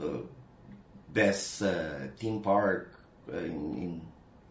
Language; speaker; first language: English; non-native, local second language; Filipino